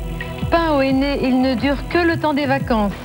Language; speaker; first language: French; native; French